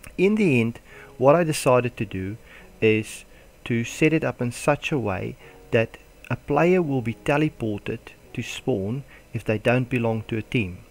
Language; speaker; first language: English; non-native, local second language; Afrikaans